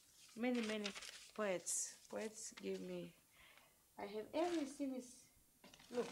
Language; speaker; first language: English; non-native, learner; Uzbek